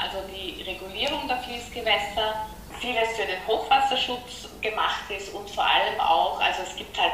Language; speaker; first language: German; native; German